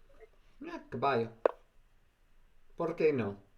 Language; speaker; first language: Spanish; non-native, learner; English